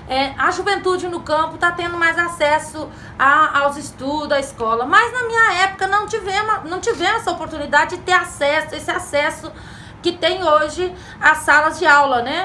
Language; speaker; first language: Portuguese; native; Portuguese